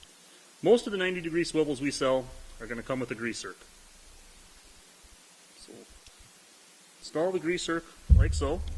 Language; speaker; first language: English; native; English